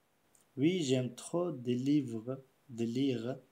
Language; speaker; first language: French; non-native, learner; Pashto